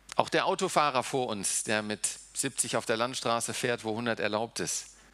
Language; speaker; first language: German; early bilingual, heritage; German